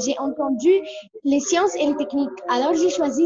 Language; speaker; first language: French; non-native, learner; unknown